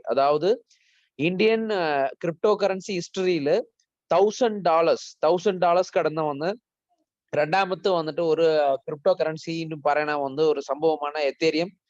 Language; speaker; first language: Malayalam; early bilingual, heritage; Malayalam